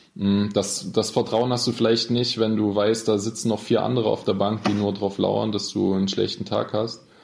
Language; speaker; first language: German; native; German